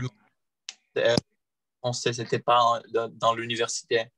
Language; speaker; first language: French; non-native, learner; Portuguese